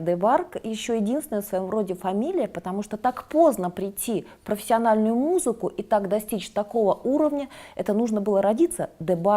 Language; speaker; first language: Russian; native; Russian